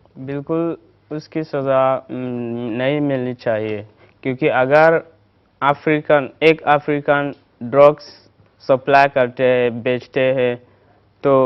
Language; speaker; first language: Hindi; non-native, learner; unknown